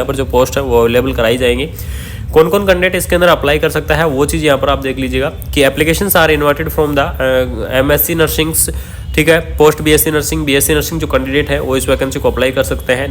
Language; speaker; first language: Hindi; native; Hindi